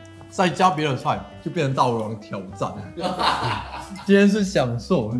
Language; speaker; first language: Chinese; non-native, local second language; English